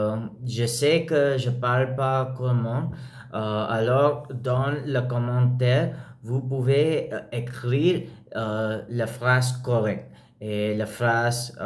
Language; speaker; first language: French; non-native, learner; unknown